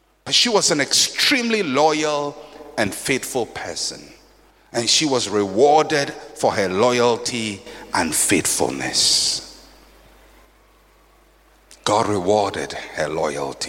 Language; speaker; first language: English; non-native, local second language; Akan